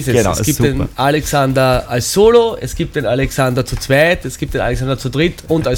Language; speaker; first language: German; native; German